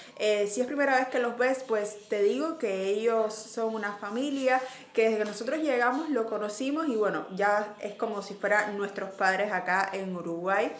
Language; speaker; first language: Spanish; native; Spanish